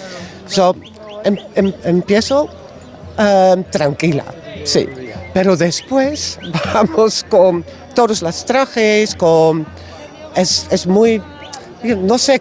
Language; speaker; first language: Spanish; non-native, learner; Dutch